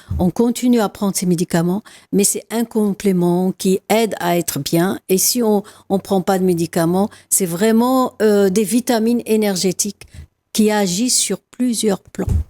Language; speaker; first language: French; non-native, local second language; Arabic